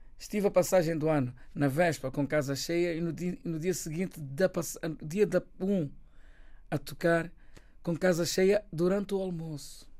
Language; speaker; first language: Portuguese; non-native, local second language; Kabuverdianu